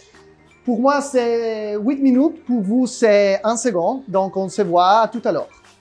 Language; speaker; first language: French; non-native, learner; Italian